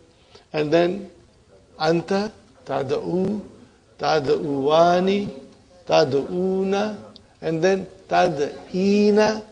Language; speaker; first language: Arabic; non-native, fluent; Urdu